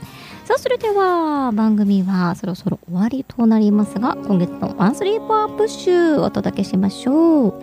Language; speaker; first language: Japanese; native; Japanese